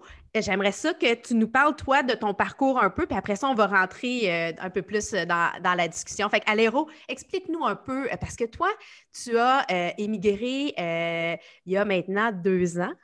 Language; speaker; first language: French; native; French